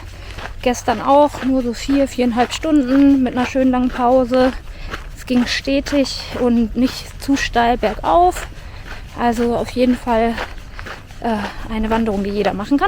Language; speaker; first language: German; native; German